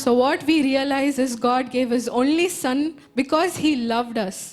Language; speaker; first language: English; non-native, local second language; Tamil